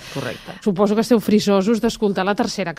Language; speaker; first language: Catalan; native; Catalan